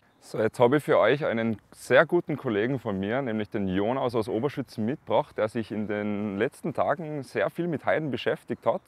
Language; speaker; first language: German; native; German